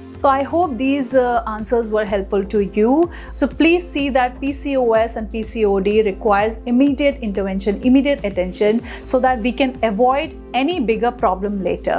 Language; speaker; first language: English; non-native, local second language; Hindi